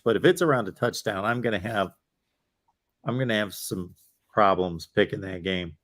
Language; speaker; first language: English; native; English